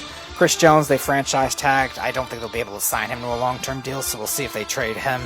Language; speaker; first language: English; native; English